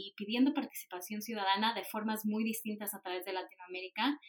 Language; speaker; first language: Spanish; native; Spanish